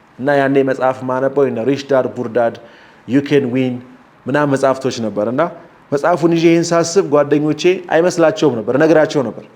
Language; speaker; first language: Amharic; native; Amharic